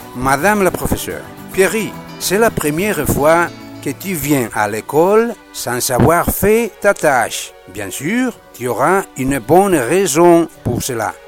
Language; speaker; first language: French; non-native, learner; Spanish